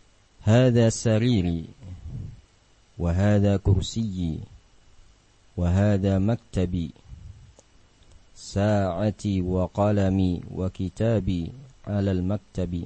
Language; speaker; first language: Arabic; non-native, fluent; Indonesian